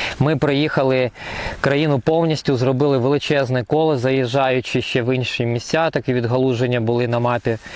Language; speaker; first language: Ukrainian; non-native, local second language; Russian